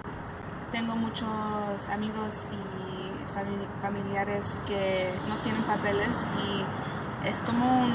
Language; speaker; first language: Spanish; early bilingual, other home language; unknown